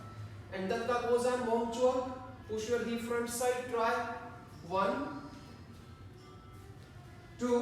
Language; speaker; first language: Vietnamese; non-native, learner; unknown